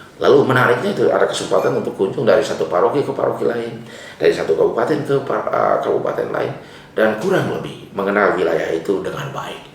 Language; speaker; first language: Indonesian; non-native, local second language; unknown